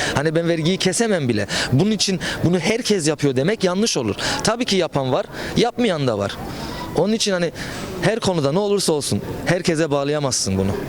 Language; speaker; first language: Turkish; early bilingual, heritage; Turkish